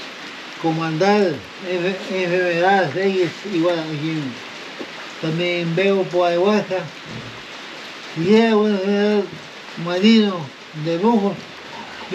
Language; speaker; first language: Spanish; non-native, local second language; Quechua